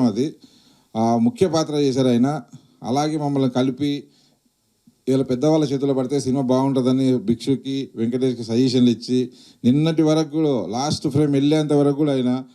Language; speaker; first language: Telugu; native; Telugu